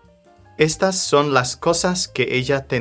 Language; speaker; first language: Spanish; non-native, fluent; English